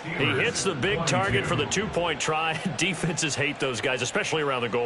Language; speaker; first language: English; native; English